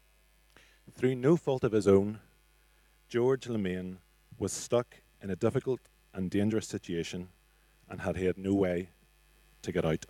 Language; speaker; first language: English; native; English